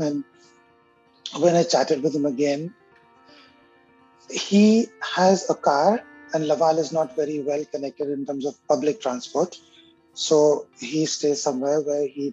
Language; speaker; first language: English; non-native, local second language; Hindi